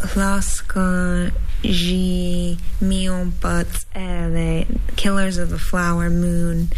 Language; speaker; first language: French; non-native, learner; English